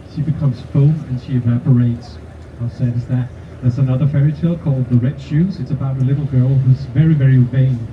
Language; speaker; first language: English; non-native, fluent; Danish